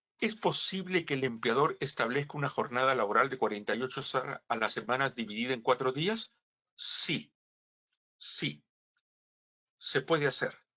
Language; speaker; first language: Spanish; native; Spanish